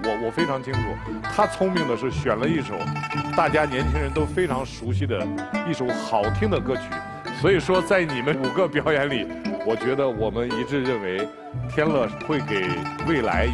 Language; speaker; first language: Chinese; native; Chinese